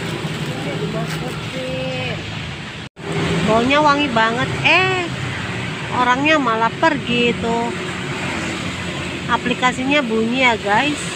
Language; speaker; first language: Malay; non-native, local second language; Javanese